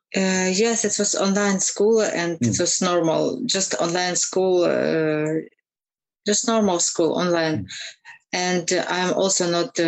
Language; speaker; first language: English; non-native, learner; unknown